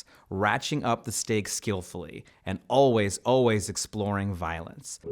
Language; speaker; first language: English; native; English